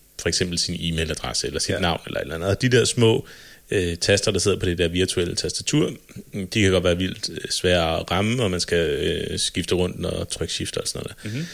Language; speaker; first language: Danish; native; Danish